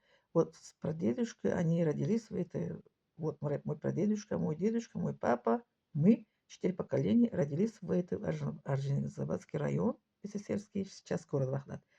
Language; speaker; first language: Russian; non-native, local second language; Tajik